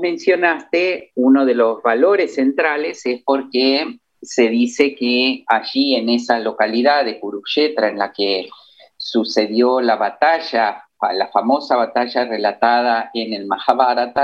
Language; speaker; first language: Spanish; native; Spanish